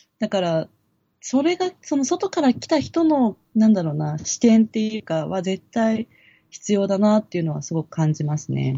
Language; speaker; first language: Japanese; native; Japanese